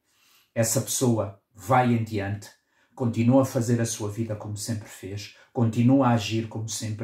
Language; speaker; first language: Portuguese; native; Portuguese